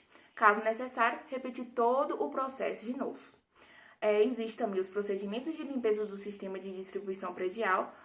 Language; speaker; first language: Portuguese; native; Portuguese